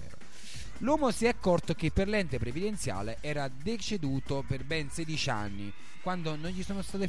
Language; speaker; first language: Italian; native; Italian